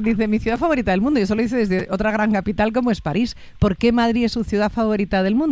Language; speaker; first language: Spanish; native; Spanish